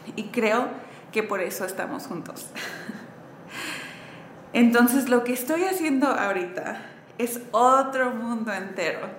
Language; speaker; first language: Spanish; early bilingual, heritage; Spanish